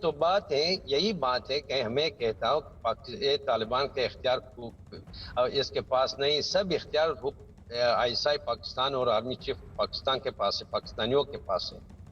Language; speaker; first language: Hindi; non-native, fluent; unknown